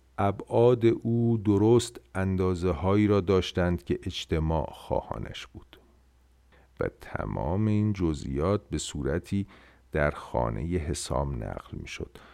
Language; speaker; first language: Persian; native; Persian